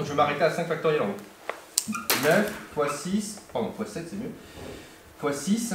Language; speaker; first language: French; native; French